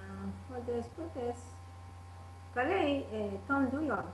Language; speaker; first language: Greek; non-native, learner; Italian